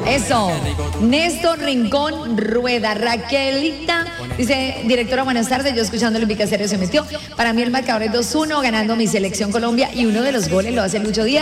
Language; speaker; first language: Spanish; native; Spanish